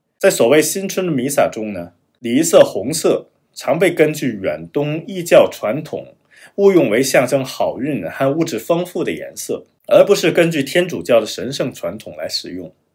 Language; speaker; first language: Chinese; non-native, fluent; German